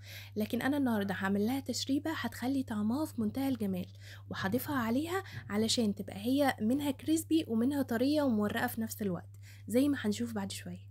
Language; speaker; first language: Arabic; native; Arabic